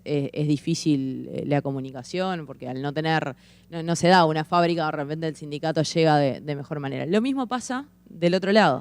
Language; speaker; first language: Spanish; native; Spanish